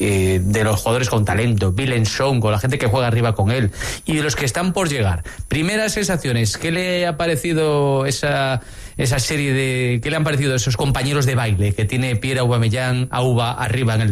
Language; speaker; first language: Spanish; native; Spanish